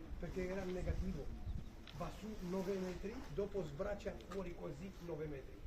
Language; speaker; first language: Italian; non-native, fluent; Punjabi